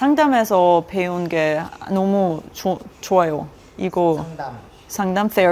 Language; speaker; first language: Korean; non-native, learner; German